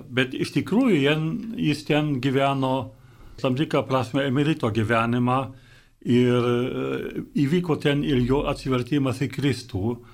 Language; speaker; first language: Lithuanian; non-native, fluent; German